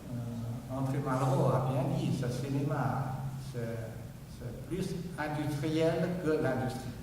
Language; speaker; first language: French; non-native, fluent; Chinese